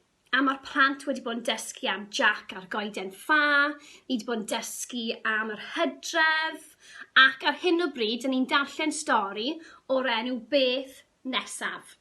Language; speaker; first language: Welsh; non-native, local second language; English